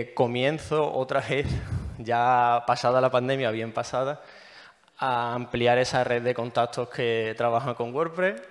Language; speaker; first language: Spanish; native; Spanish